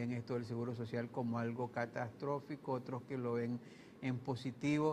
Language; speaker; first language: Spanish; native; Spanish